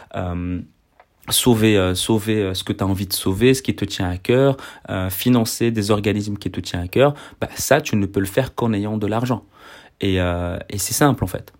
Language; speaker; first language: French; native; French